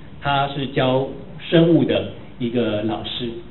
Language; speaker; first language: Chinese; native; Chinese